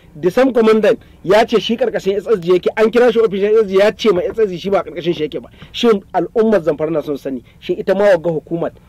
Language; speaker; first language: Hausa; native; Hausa